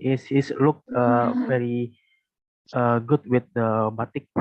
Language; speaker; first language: English; non-native, learner; Indonesian